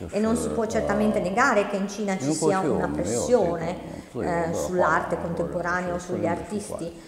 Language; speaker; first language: Italian; non-native, fluent; Chinese